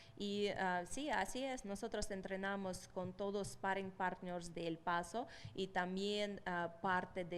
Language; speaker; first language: Spanish; non-native, fluent; Russian